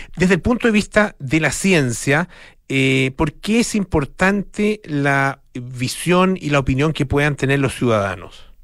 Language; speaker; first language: Spanish; native; Spanish